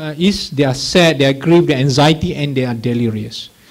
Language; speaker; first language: English; non-native, local second language; Malay